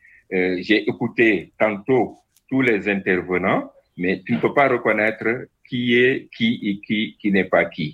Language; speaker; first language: French; non-native, local second language; Wolof